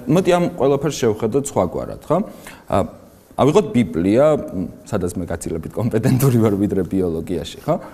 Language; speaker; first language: Georgian; native; Georgian